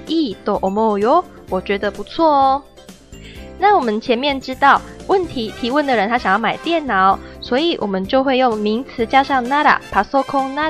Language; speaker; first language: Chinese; native; Chinese